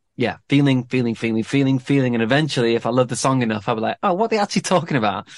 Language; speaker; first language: English; native; English